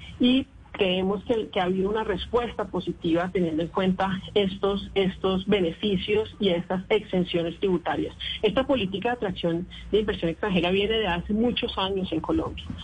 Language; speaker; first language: Spanish; native; Spanish